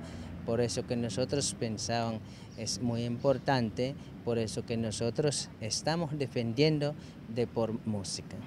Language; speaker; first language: Spanish; non-native, local second language; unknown